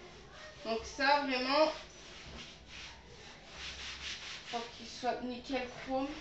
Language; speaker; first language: French; native; French